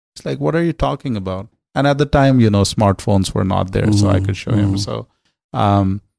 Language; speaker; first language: English; non-native, local second language; Hindi